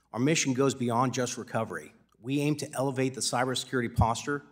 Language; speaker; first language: English; native; English